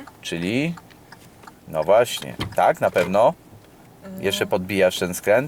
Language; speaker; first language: Polish; native; Polish